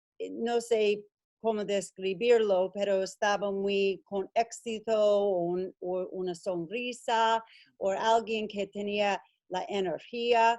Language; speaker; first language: Spanish; non-native, learner; English